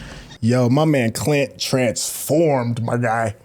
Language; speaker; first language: English; native; English